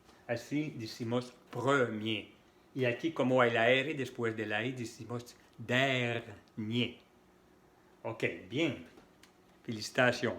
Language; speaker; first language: Spanish; non-native, fluent; French